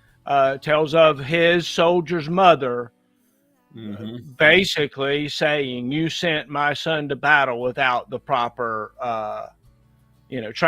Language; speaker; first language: English; native; English